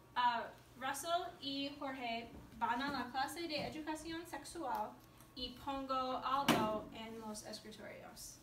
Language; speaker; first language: Spanish; non-native, learner; English